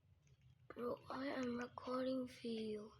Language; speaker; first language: English; non-native, learner; Burmese